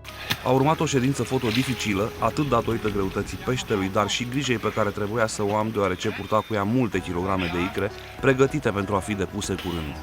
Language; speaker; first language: Romanian; native; Romanian